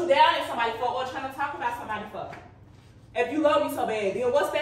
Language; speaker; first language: English; native; English